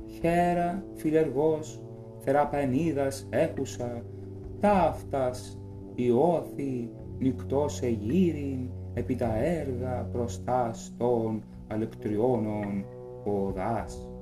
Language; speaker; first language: Greek; non-native, learner; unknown